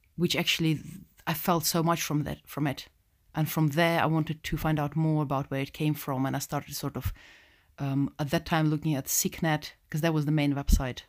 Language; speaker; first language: English; non-native, fluent; Russian